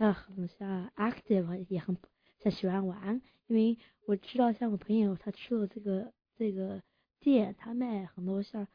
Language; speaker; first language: Chinese; early bilingual, heritage; English